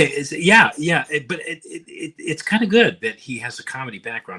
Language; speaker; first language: English; native; English